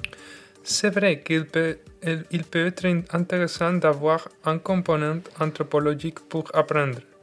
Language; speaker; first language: French; non-native, learner; Spanish